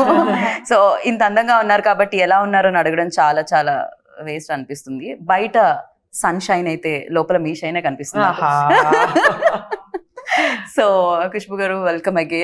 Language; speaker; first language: Telugu; native; Telugu